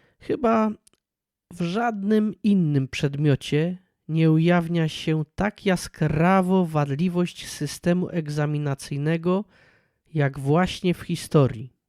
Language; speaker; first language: Polish; native; Polish